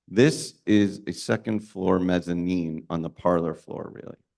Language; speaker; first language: English; native; English